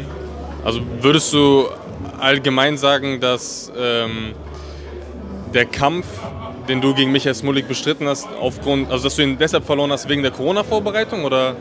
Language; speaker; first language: German; native; German